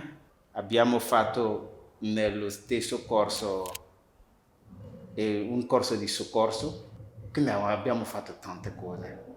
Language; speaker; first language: Italian; non-native, fluent; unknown